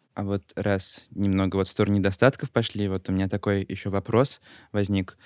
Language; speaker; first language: Russian; early bilingual, other home language; Azerbaijani